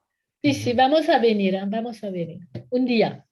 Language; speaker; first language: Spanish; non-native, fluent; French